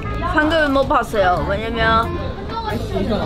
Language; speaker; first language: Korean; non-native, fluent; Chinese